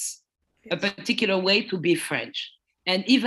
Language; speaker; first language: English; non-native, fluent; French